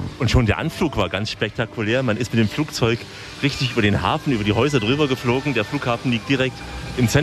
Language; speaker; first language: German; native; German